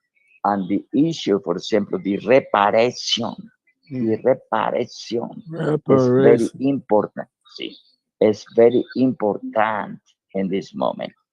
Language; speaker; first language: English; non-native, learner; Spanish